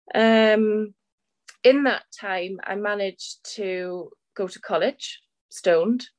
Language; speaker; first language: English; native; English